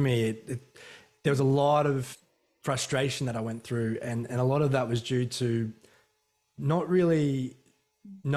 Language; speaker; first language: English; native; English